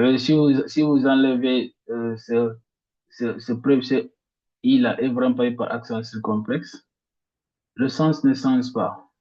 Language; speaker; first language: French; non-native, local second language; Arabic